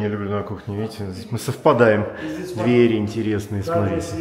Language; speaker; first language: Russian; native; Russian